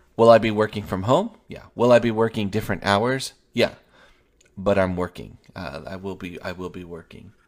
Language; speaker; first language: English; native; English